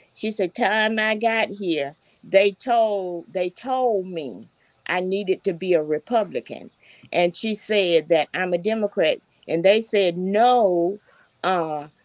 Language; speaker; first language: English; native; English